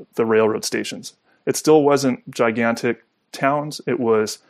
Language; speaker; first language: English; native; English